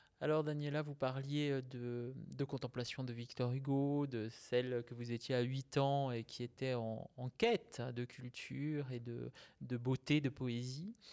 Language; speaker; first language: French; native; French